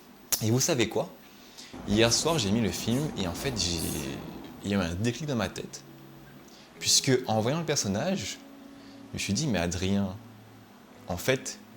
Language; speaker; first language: French; native; French